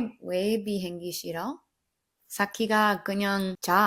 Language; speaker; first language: Korean; non-native, learner; English